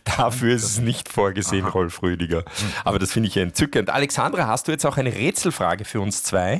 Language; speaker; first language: German; native; German